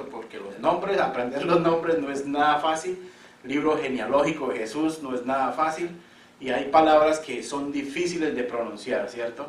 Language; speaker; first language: Spanish; native; Spanish